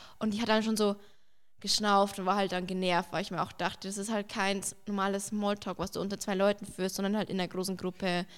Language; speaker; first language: German; early bilingual, other home language; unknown